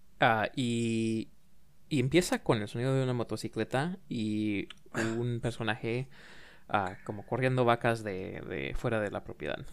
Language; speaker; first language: Spanish; non-native, learner; English